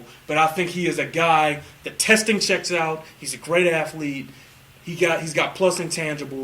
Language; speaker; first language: English; native; English